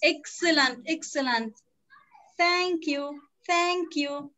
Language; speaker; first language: English; non-native, fluent; Arabic